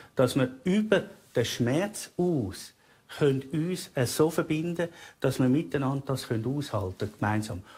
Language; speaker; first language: German; native; German